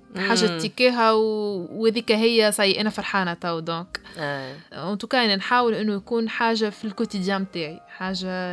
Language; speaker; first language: Arabic; native; Arabic